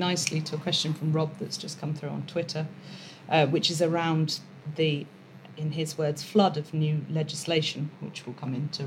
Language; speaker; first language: English; native; English